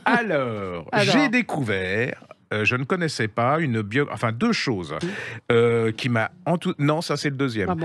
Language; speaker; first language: French; native; French